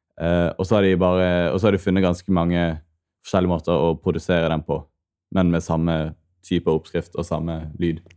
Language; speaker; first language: Norwegian; native; Norwegian